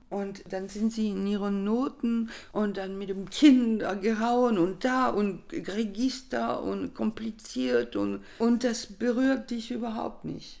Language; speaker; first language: German; non-native, fluent; French